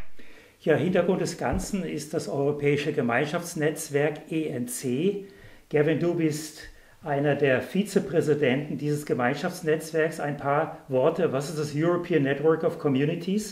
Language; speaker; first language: German; native; German